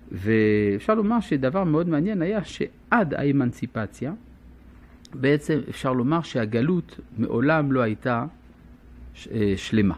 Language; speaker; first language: Hebrew; non-native, fluent; French